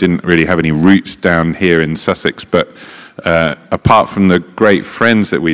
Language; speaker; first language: English; native; English